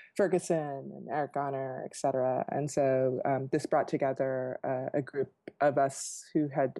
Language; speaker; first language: English; native; English